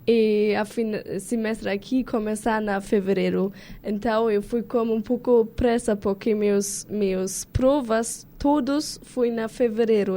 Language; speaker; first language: Portuguese; non-native, learner; German